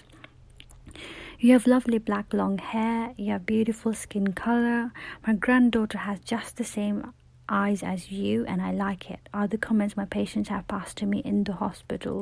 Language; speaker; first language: English; non-native, local second language; Nepali